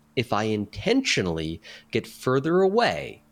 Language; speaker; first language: English; native; English